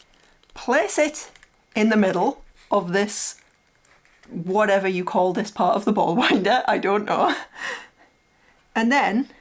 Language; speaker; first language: English; native; English